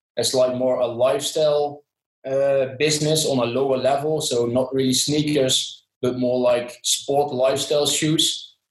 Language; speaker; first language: English; non-native, fluent; Dutch